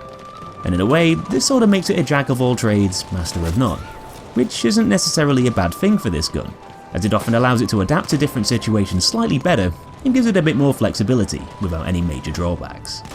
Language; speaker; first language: English; native; English